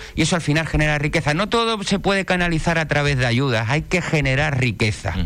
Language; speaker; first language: Spanish; native; Spanish